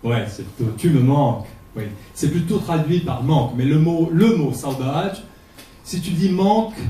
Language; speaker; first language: French; non-native, fluent; Portuguese